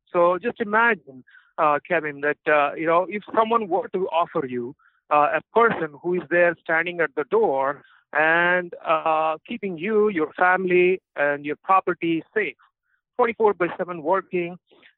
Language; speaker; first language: English; non-native, local second language; Telugu